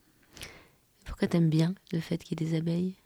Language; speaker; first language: French; native; French